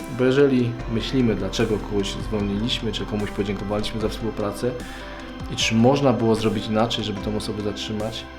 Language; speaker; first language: Polish; native; Polish